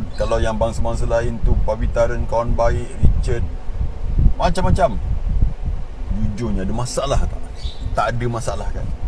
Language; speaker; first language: Malay; native; Malay